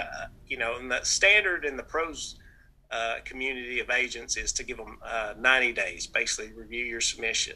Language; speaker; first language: English; native; English